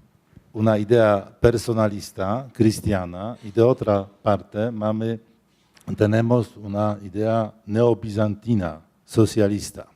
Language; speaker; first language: Spanish; non-native, fluent; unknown